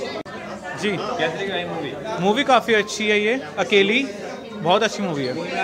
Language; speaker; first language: Hindi; native; Hindi